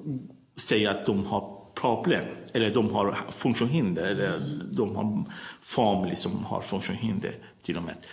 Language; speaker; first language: Swedish; non-native, learner; Persian